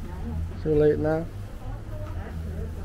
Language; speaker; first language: English; non-native, learner; Vietnamese